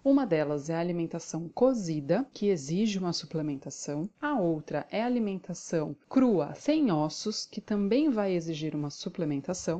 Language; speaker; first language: Portuguese; native; Portuguese